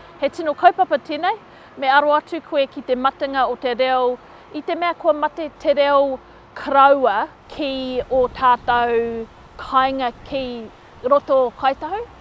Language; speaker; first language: Māori; non-native, local second language; English